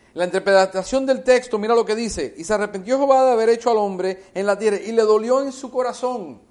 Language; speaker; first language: Spanish; early bilingual, heritage; Spanish